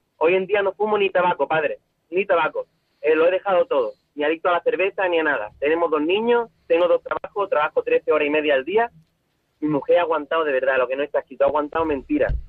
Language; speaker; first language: Spanish; native; Spanish